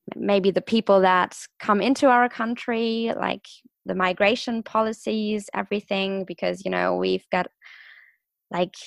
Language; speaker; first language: English; non-native, fluent; German